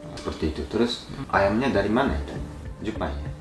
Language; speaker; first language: Indonesian; non-native, learner; Japanese